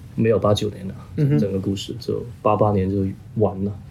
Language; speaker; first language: Chinese; non-native, local second language; Cantonese